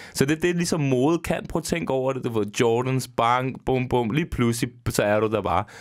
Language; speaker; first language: Danish; early bilingual, other home language; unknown